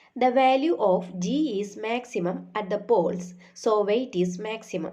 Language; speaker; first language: English; non-native, local second language; Malayalam